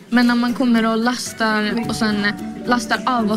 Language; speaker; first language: Swedish; early bilingual, other home language; Azerbaijani